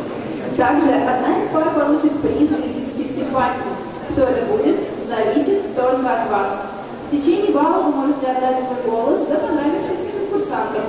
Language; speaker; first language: Russian; native; Russian